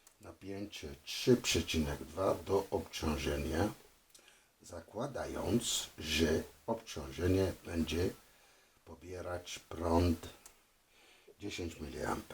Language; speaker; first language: Polish; non-native, fluent; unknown